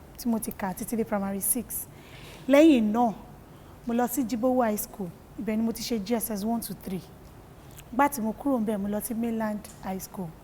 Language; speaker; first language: Yoruba; native; Yoruba